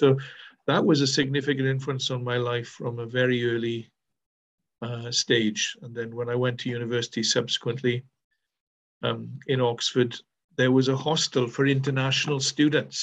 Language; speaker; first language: English; native; English